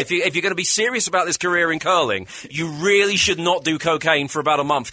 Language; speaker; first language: English; native; English